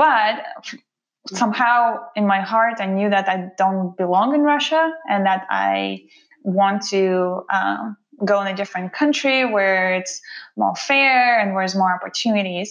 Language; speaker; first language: English; non-native, fluent; Russian